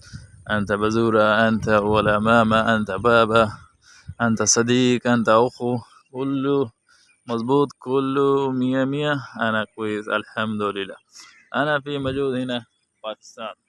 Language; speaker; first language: Arabic; non-native, learner; Saraiki